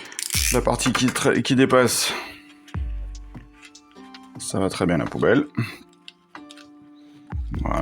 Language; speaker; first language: French; native; French